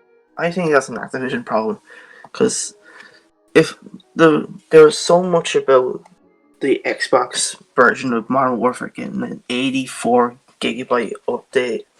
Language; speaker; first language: English; native; English